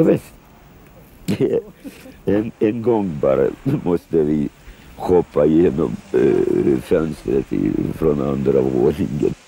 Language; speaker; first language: Swedish; non-native, fluent; Lithuanian